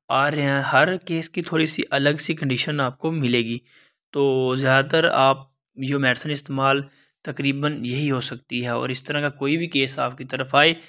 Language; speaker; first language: Urdu; non-native, local second language; Punjabi